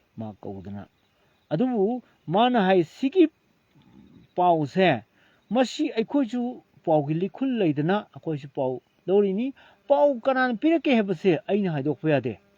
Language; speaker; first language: Manipuri; non-native, local second language; Thado Chin